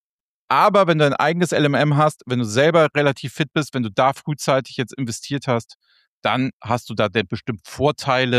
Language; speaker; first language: German; native; German